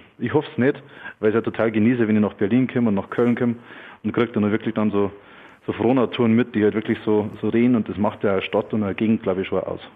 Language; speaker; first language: German; native; German